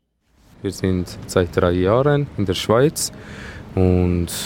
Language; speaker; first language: German; non-native, fluent; Persian